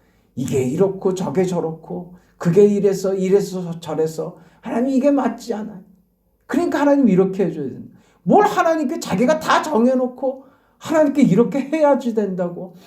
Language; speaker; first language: Korean; native; Korean